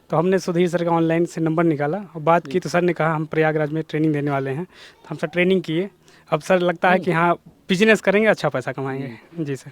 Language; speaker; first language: Hindi; native; Hindi